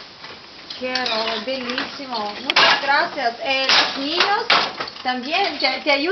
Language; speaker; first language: Spanish; non-native, learner; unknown